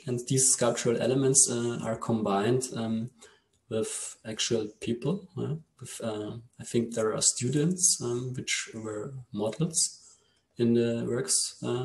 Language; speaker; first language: English; non-native, fluent; German